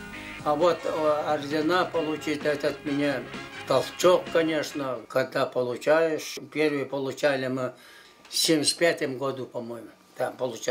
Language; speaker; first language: Russian; non-native, local second language; Yakut